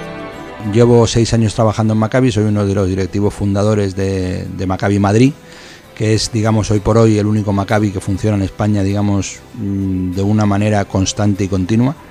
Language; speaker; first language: Spanish; native; Spanish